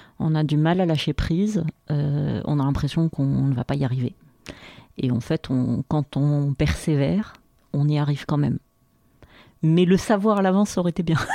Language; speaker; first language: French; non-native, local second language; Arabic